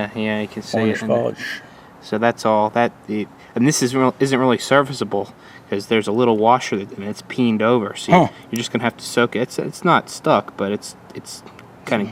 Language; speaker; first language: English; native; English